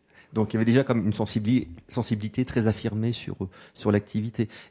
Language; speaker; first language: French; native; French